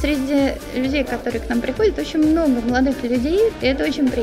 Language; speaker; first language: Russian; native; Russian